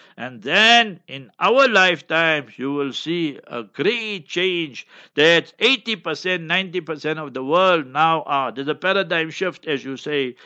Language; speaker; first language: English; early bilingual, other home language; Hindi